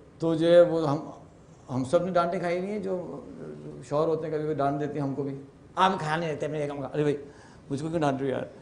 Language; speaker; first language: Urdu; native; Urdu